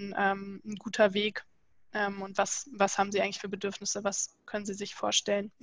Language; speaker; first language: German; native; German